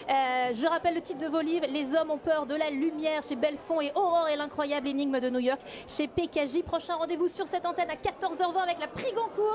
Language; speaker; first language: French; native; French